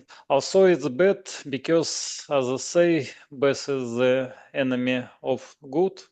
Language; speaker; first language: English; non-native, learner; Russian